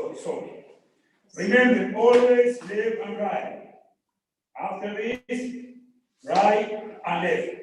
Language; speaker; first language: English; non-native, learner; Spanish